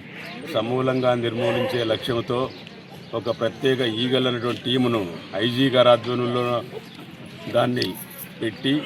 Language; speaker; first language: Telugu; native; Telugu